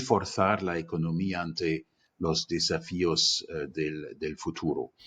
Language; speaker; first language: Spanish; non-native, fluent; German